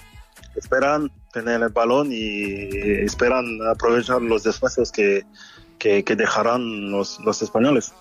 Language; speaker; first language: Spanish; non-native, fluent; French